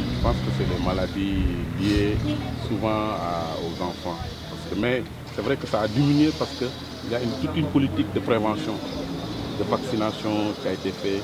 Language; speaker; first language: French; non-native, local second language; Wolof